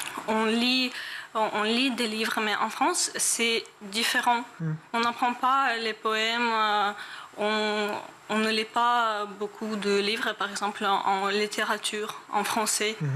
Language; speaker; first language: French; non-native, learner; Ukrainian